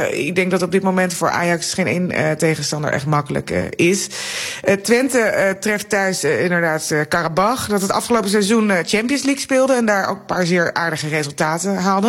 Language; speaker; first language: Dutch; native; Dutch